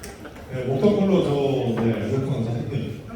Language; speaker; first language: Korean; native; Korean